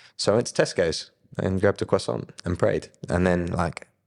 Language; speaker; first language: English; native; English